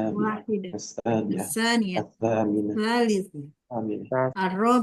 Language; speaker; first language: Arabic; non-native, learner; Indonesian